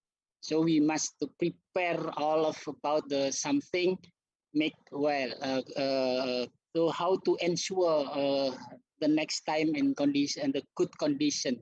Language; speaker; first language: English; non-native, learner; Indonesian